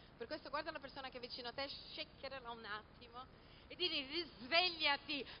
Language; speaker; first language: Italian; non-native, fluent; Portuguese